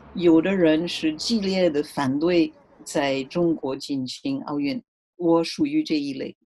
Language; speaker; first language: Chinese; non-native, fluent; French